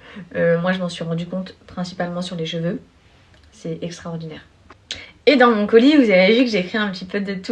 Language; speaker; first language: French; native; French